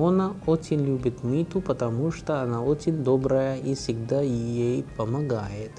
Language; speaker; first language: Russian; non-native, fluent; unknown